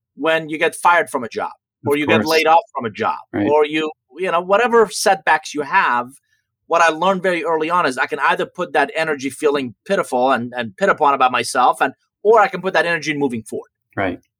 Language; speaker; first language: English; early bilingual, other home language; Persian